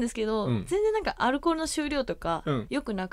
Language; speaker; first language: Japanese; native; Japanese